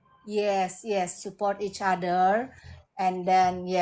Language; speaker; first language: English; non-native, learner; Indonesian